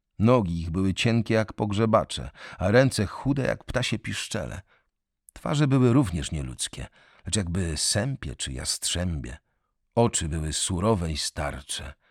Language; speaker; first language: Polish; native; Polish